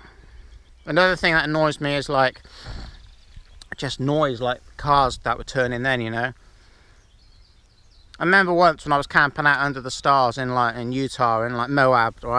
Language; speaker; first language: English; native; English